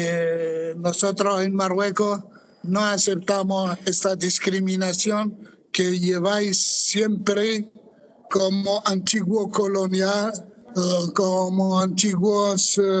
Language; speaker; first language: Spanish; non-native, fluent; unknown